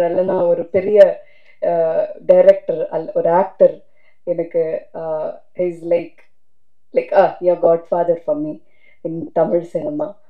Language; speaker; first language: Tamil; non-native, fluent; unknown